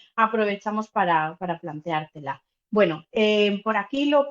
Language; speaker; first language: Spanish; native; Spanish